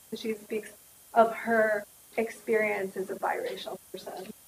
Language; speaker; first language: English; native; English